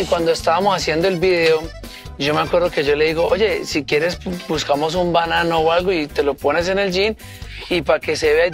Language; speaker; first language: Spanish; native; Spanish